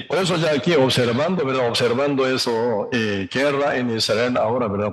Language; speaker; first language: Spanish; non-native, learner; Korean